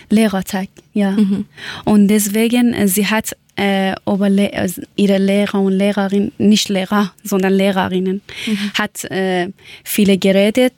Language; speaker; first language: German; non-native, learner; Persian